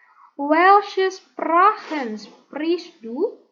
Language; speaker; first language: German; non-native, learner; Indonesian